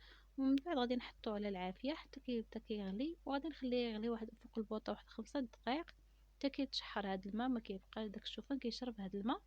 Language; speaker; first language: Arabic; native; Arabic